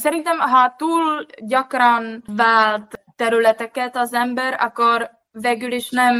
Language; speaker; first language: Hungarian; non-native, fluent; Czech